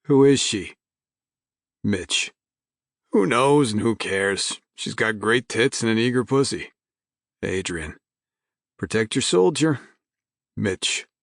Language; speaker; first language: English; native; English